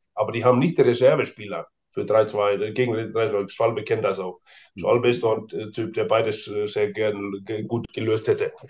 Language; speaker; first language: German; non-native, fluent; Icelandic